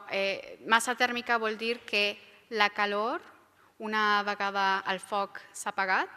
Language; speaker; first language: Catalan; non-native, local second language; Spanish